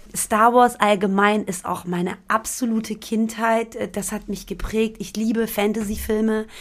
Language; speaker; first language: German; early bilingual, other home language; Persian